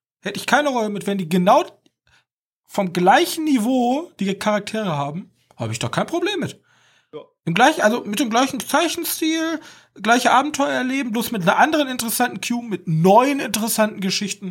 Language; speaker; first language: German; native; German